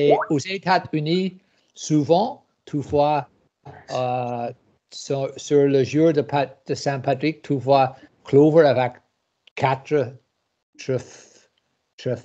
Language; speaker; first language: French; non-native, learner; English